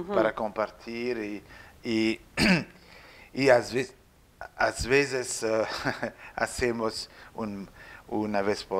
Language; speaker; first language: Spanish; non-native, learner; French